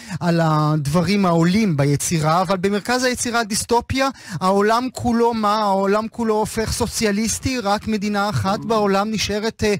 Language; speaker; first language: Hebrew; native; Hebrew